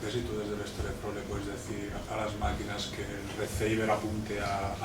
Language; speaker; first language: Spanish; native; Spanish